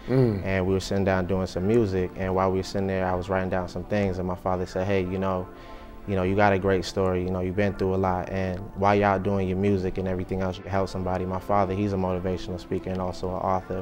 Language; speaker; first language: English; native; English